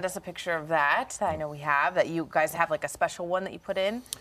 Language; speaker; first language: English; native; English